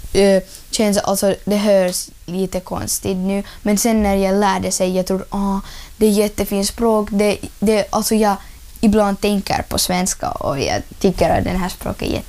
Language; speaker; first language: Swedish; non-native, learner; Russian